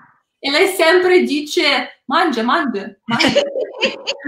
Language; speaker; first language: Italian; non-native, learner; Russian